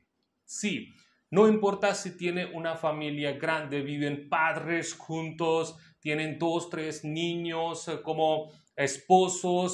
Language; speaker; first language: Spanish; non-native, local second language; Hindi